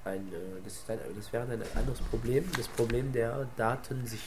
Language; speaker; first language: German; non-native, fluent; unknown